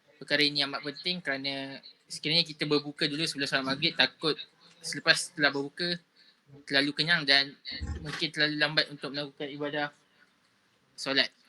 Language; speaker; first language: Malay; native; Malay